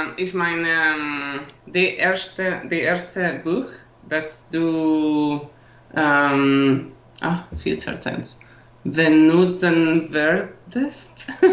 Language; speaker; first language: German; non-native, learner; Spanish